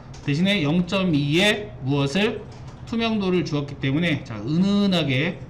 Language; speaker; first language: Korean; native; Korean